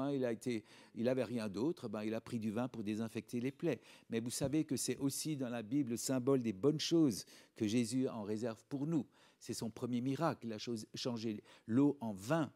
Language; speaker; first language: French; native; French